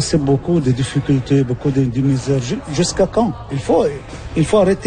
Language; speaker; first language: French; non-native, local second language; Arabic